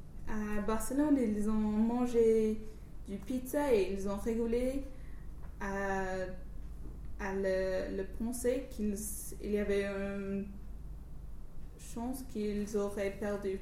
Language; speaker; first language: French; non-native, learner; English